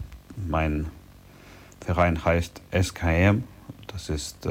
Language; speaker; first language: German; non-native, learner; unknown